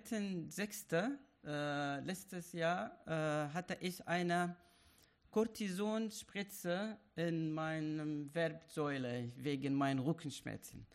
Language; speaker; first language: German; non-native, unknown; Arabic